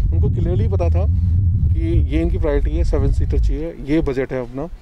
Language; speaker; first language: Hindi; native; Hindi